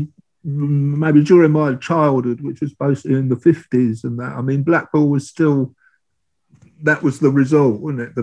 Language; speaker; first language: English; native; English